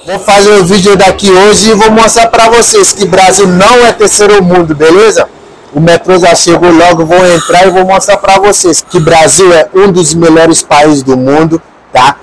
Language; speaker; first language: Portuguese; non-native, learner; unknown